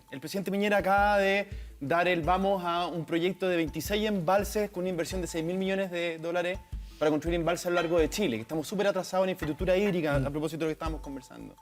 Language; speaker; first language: Spanish; native; Spanish